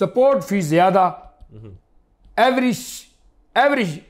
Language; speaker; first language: Arabic; non-native, learner; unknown